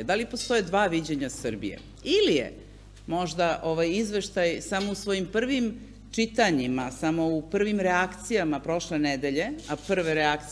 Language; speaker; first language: Serbian; native; Serbian